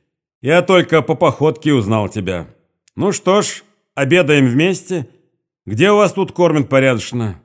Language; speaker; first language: Russian; native; Russian